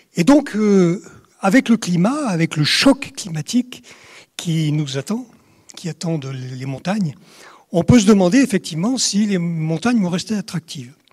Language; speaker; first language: French; native; French